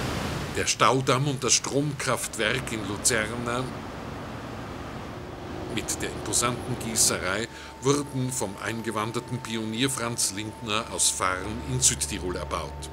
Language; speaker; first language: German; native; German